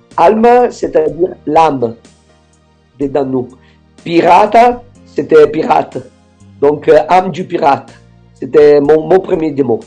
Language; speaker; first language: French; non-native, fluent; Italian